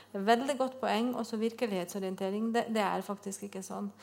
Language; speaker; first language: Norwegian; non-native, fluent; Bosnian